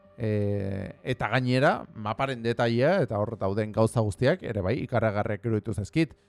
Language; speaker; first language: Basque; non-native, local second language; Spanish